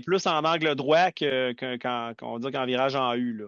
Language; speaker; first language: French; native; French